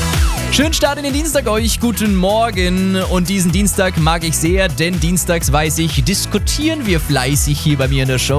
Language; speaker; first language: German; native; German